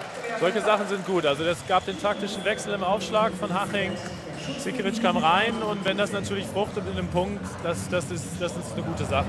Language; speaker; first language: German; native; German